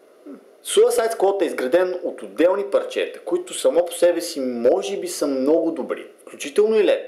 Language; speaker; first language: Bulgarian; native; Bulgarian